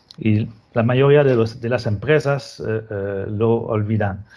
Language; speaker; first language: Spanish; non-native, fluent; French